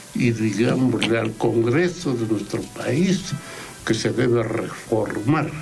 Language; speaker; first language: Spanish; non-native, local second language; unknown